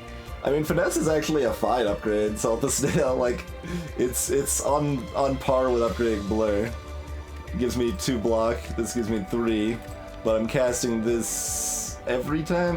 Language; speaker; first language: English; native; English